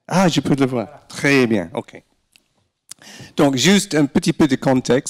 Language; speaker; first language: French; non-native, fluent; English